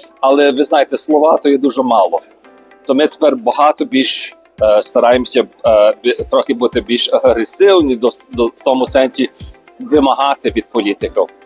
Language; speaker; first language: Ukrainian; early bilingual, heritage; Ukrainian